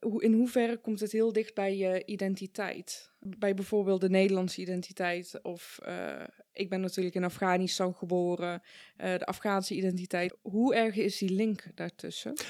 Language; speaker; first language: Dutch; early bilingual, other home language; Persian